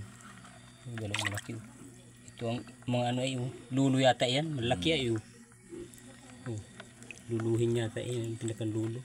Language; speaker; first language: Filipino; native; Filipino